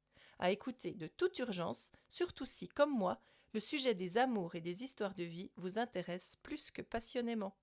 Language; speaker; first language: French; native; French